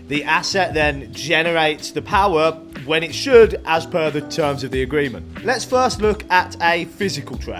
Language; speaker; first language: English; native; English